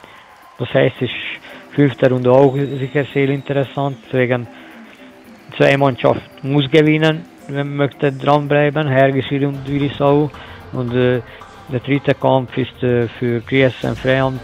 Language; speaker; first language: German; non-native, learner; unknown